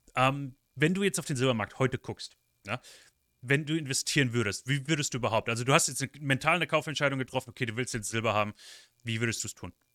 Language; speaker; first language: German; native; German